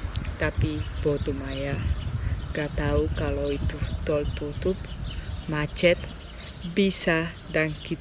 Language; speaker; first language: Indonesian; non-native, fluent; Spanish